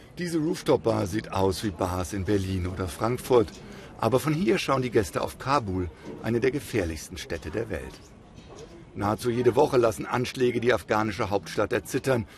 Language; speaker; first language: German; native; German